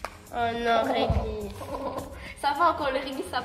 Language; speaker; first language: French; native; French